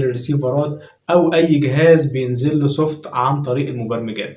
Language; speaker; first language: Arabic; native; Arabic